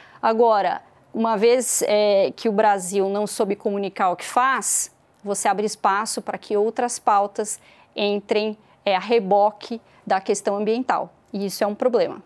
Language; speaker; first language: Portuguese; native; Portuguese